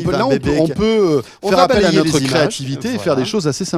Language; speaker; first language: French; native; French